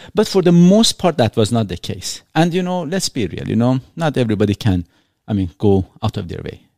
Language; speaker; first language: English; non-native, fluent; Persian